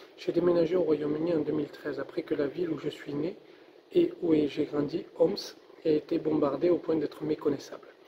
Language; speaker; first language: French; native; French